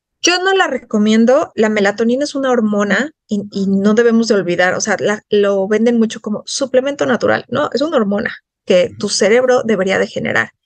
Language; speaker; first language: Spanish; native; Spanish